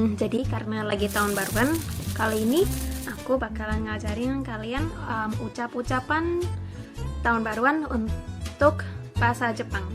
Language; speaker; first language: Indonesian; early bilingual, heritage; Indonesian